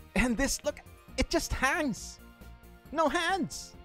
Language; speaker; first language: English; non-native, local second language; Filipino